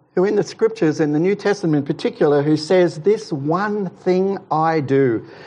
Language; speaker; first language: English; native; English